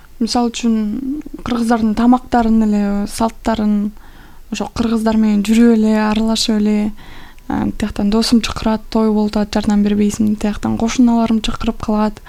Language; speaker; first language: Kyrgyz; non-native, local second language; Russian